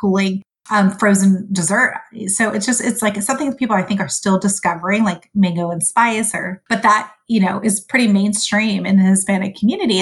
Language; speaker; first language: English; early bilingual, other home language; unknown